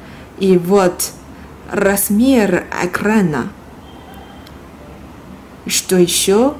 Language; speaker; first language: Russian; non-native, learner; Chinese